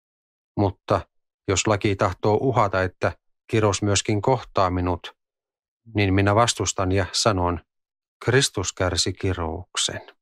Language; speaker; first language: Finnish; native; Finnish